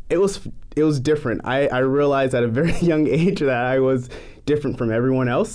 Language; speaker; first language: English; non-native, fluent; Japanese